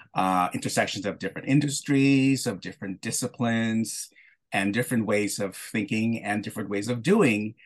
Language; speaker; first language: English; non-native, local second language; Filipino